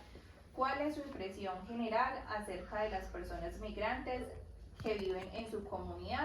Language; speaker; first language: Spanish; native; Spanish